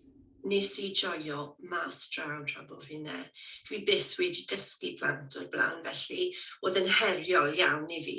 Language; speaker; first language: Welsh; native; Welsh